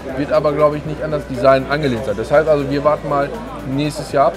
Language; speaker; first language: German; native; German